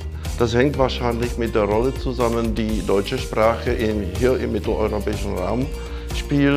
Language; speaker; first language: German; non-native, fluent; Czech